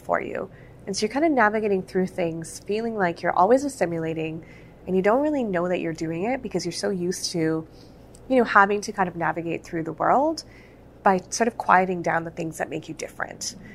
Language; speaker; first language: English; native; English